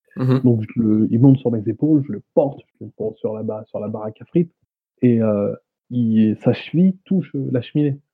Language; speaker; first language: French; native; French